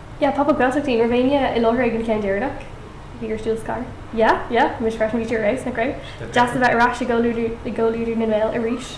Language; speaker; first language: Irish; non-native, local second language; English